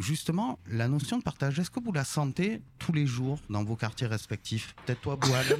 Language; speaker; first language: French; native; French